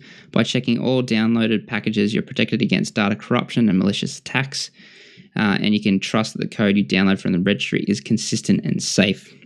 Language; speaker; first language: English; native; English